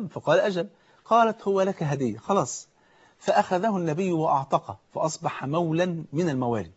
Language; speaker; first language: Arabic; native; Arabic